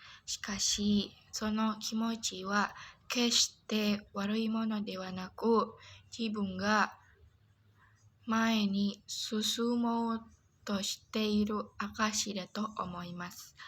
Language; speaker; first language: Japanese; non-native, learner; Indonesian